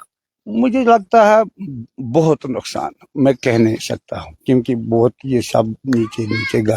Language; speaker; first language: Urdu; non-native, local second language; Kashmiri